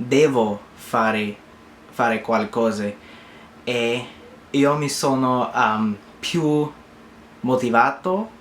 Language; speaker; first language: Italian; non-native, learner; English